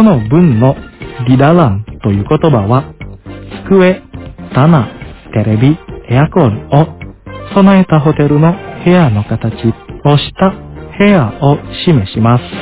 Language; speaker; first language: Japanese; non-native, fluent; Indonesian